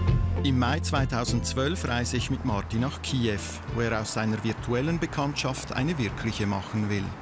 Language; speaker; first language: German; native; German